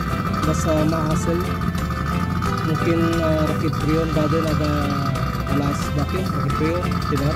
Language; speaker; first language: Arabic; non-native, learner; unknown